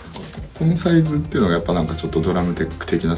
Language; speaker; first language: Japanese; native; Japanese